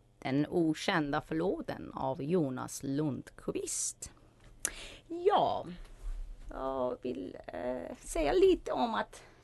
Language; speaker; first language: Swedish; non-native, fluent; Persian